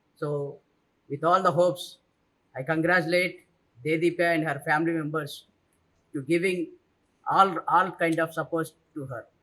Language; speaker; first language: English; non-native, local second language; Telugu